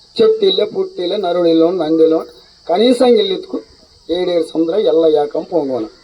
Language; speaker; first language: Telugu; non-native, local second language; Koya